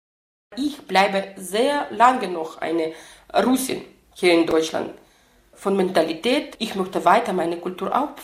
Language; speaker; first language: German; non-native, fluent; Russian